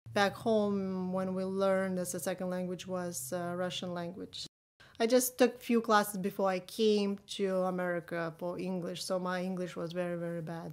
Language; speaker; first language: English; non-native, fluent; Lithuanian